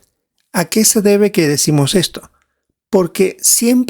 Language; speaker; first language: Spanish; native; Spanish